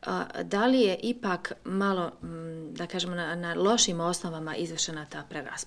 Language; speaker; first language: Serbian; native; Serbian